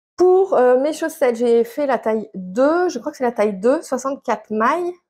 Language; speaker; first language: French; native; French